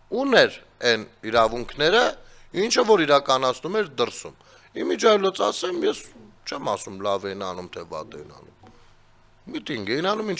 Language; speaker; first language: Armenian; native; Armenian